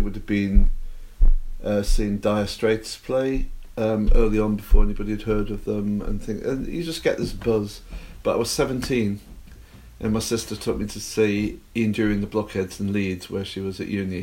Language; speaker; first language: English; native; English